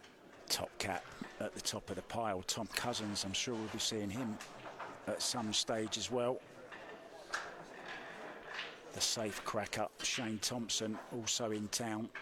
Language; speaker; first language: English; native; English